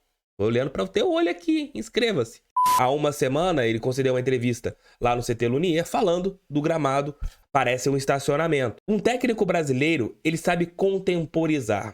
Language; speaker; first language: Portuguese; native; Portuguese